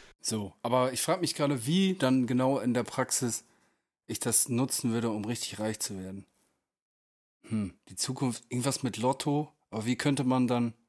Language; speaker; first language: German; native; German